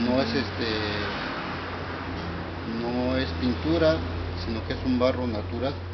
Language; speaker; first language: Spanish; native; Spanish